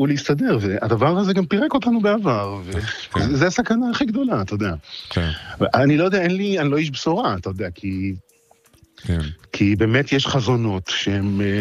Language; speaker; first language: Hebrew; native; Hebrew